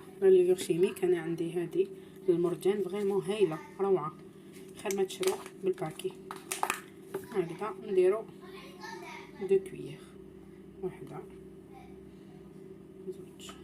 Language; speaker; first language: Arabic; native; Arabic